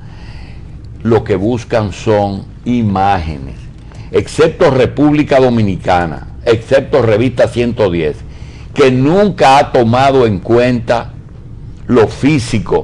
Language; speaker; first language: Spanish; native; Spanish